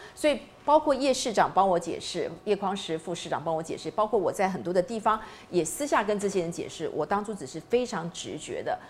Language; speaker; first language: Chinese; native; Chinese